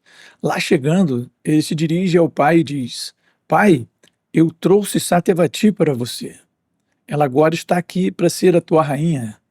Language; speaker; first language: Portuguese; native; Portuguese